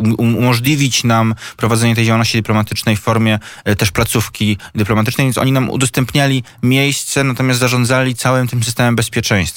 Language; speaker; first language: Polish; native; Polish